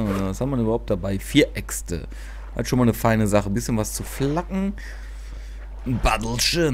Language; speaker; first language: German; native; German